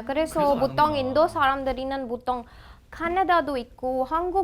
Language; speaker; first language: Korean; non-native, learner; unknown